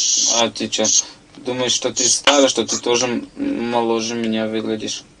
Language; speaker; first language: Russian; non-native, local second language; Tajik